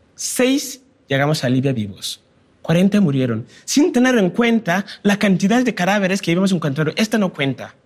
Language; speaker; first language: Spanish; non-native, fluent; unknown